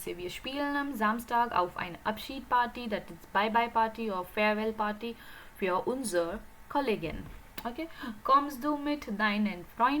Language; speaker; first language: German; non-native, fluent; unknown